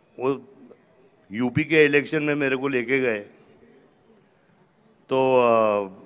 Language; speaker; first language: Hindi; native; Hindi